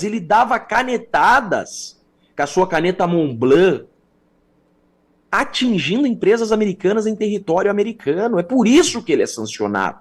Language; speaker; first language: Portuguese; native; Portuguese